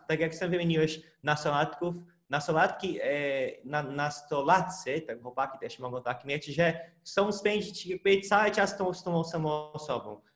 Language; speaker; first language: Polish; non-native, fluent; Portuguese